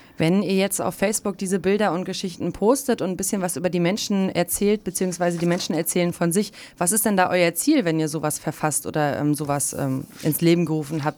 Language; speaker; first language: German; native; German